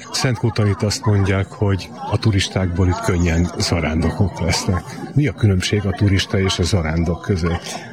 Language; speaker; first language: Hungarian; native; Hungarian